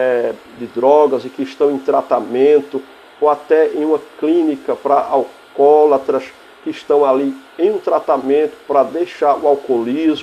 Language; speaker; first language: Portuguese; native; Portuguese